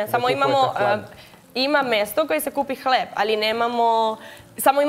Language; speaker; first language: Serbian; non-native, learner; Spanish